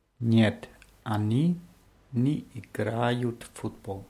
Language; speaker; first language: Russian; non-native, learner; German